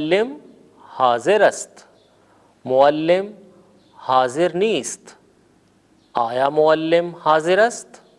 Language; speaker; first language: Persian; non-native, fluent; Urdu